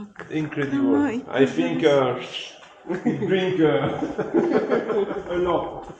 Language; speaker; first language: English; non-native, learner; French